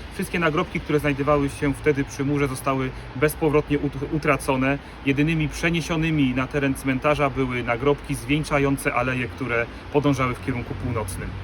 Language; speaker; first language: Polish; native; Polish